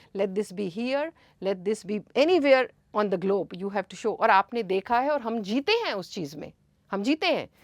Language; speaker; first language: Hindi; native; Hindi